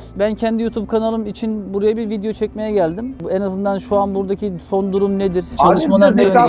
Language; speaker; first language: Turkish; native; Turkish